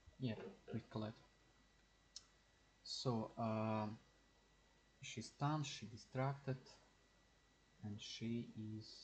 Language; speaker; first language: English; non-native, learner; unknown